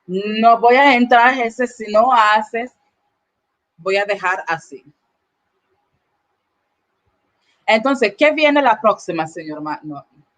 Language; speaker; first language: Spanish; non-native, learner; English